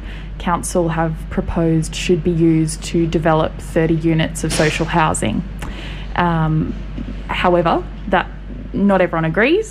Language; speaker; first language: English; native; English